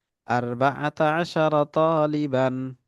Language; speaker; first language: Arabic; non-native, fluent; Bangla